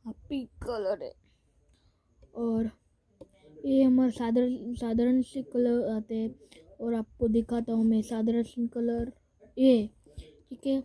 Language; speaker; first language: Hindi; native; Hindi